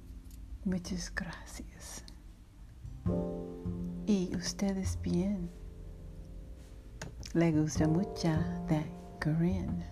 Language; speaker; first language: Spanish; non-native, learner; English